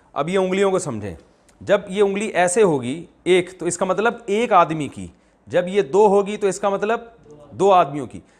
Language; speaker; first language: Urdu; native; Urdu